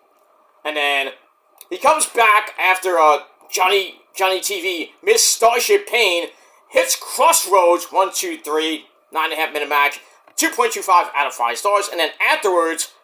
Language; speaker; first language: English; native; English